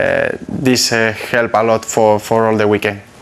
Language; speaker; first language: English; non-native, fluent; Spanish